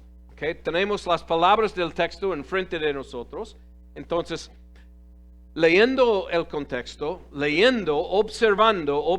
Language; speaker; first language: Spanish; non-native, fluent; English